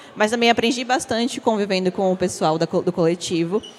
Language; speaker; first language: Portuguese; native; Portuguese